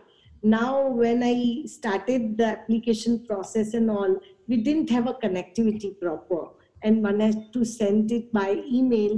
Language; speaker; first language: English; non-native, local second language; Gujarati